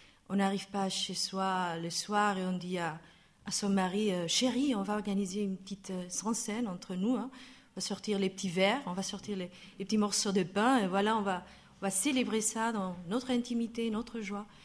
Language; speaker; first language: French; non-native, fluent; Spanish